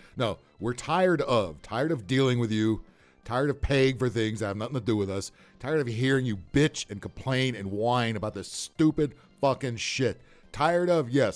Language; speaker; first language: English; native; English